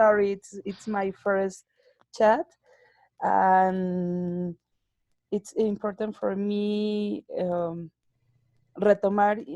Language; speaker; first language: English; non-native, learner; Spanish